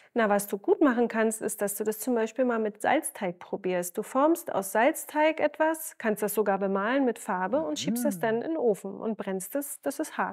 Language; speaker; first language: German; native; German